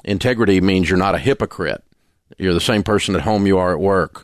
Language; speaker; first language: English; native; English